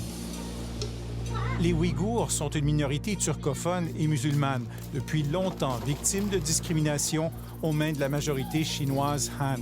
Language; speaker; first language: French; native; French